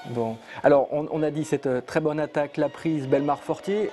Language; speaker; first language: French; native; French